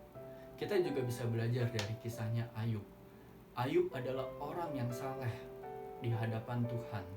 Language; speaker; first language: Indonesian; native; Indonesian